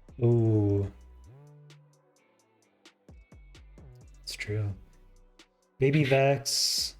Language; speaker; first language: English; native; English